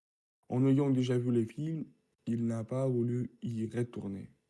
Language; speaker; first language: French; non-native, learner; Russian